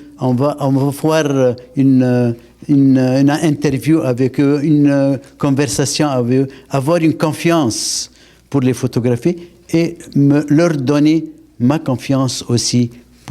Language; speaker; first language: French; non-native, local second language; Arabic